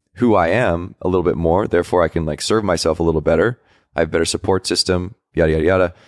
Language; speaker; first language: English; native; English